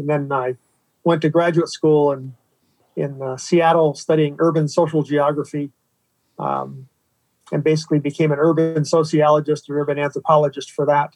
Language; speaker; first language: English; native; English